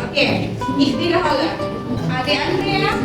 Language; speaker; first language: German; non-native, fluent; Indonesian